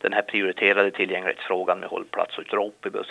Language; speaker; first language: Swedish; native; Swedish